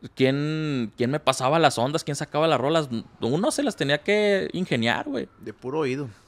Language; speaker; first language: Spanish; native; Spanish